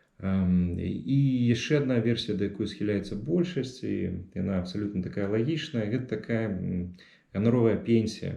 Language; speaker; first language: Belarusian; non-native, local second language; Russian